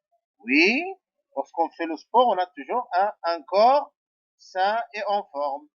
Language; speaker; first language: French; non-native, local second language; Arabic